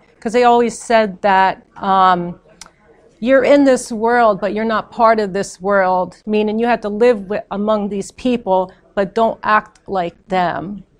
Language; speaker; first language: English; native; English